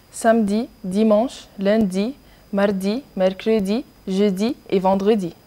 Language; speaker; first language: French; non-native, learner; Arabic